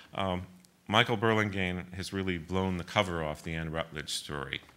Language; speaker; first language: English; native; English